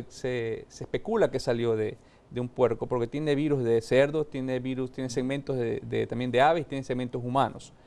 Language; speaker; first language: Spanish; native; Spanish